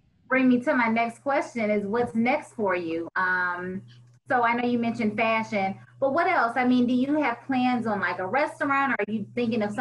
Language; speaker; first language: English; native; English